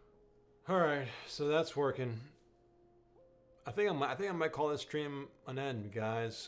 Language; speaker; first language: English; native; English